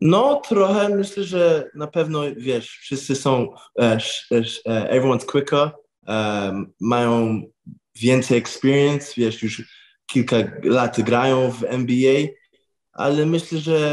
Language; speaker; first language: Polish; early bilingual, heritage; English